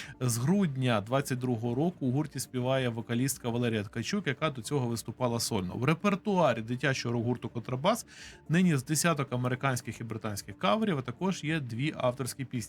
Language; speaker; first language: Ukrainian; native; Ukrainian